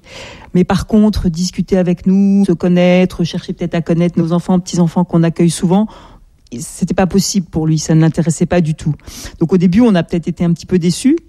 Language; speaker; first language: French; native; French